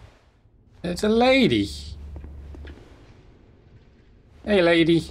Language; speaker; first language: English; native; English